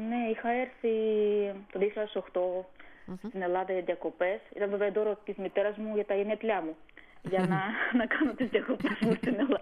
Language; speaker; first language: Greek; non-native, fluent; Armenian